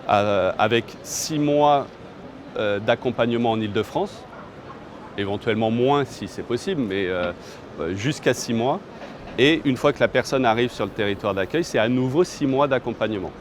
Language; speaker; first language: French; native; French